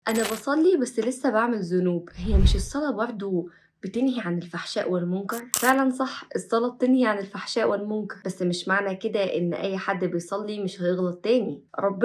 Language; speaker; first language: Arabic; native; Arabic